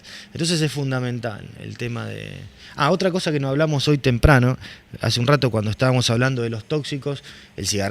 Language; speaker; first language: Spanish; native; Spanish